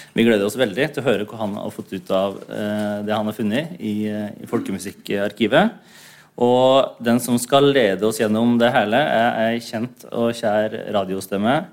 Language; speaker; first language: Norwegian; native; Norwegian